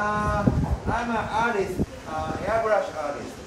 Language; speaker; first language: English; non-native, learner; Japanese